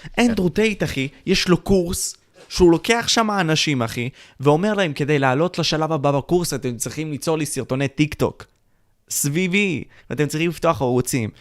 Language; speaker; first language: Hebrew; native; Hebrew